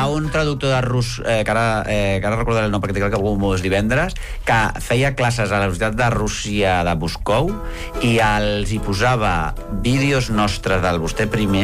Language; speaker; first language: Catalan; native; Catalan